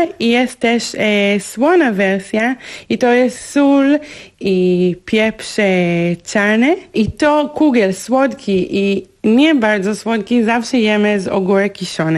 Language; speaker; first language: Polish; non-native, learner; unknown